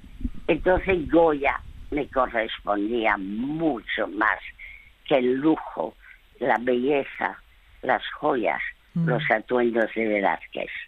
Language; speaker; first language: Spanish; early bilingual, other home language; French